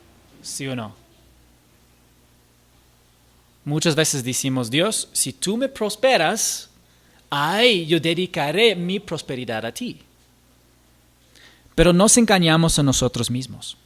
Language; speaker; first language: Spanish; non-native, fluent; English